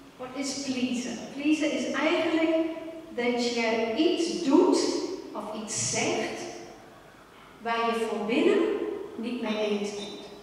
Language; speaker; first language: Dutch; non-native, fluent; English